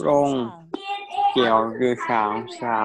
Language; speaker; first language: Chinese; non-native, learner; Thai